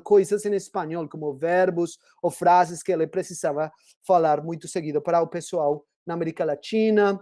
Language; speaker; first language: Portuguese; non-native, fluent; Spanish